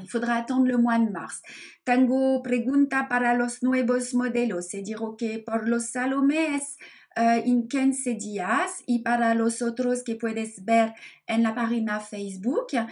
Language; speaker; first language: Spanish; non-native, learner; French